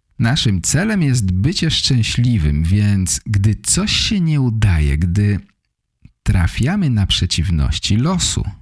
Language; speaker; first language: Polish; native; Polish